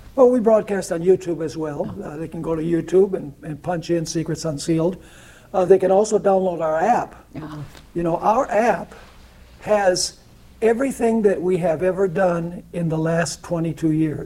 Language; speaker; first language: English; early bilingual, other home language; Spanish